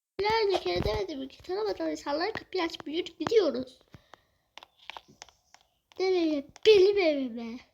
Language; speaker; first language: Turkish; native; Turkish